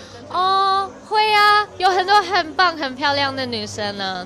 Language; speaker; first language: Chinese; non-native, fluent; English